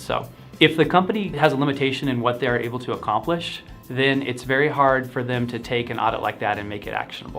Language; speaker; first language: English; native; English